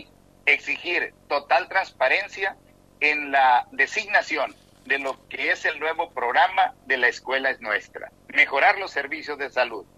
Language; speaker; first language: Spanish; native; Spanish